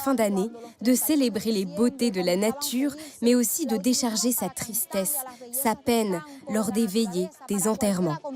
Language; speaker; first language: French; native; French